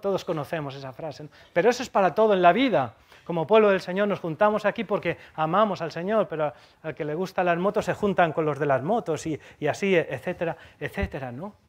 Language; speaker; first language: Spanish; native; Spanish